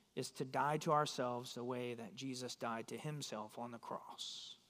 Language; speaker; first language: English; native; English